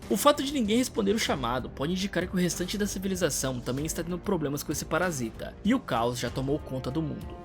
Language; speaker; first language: Portuguese; native; Portuguese